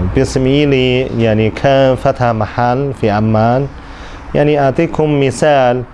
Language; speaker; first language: Arabic; non-native, learner; Chinese